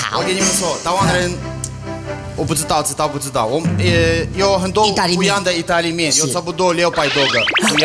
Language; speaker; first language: Chinese; non-native, learner; Russian